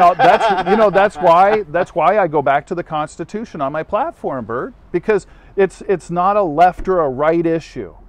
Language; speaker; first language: English; native; English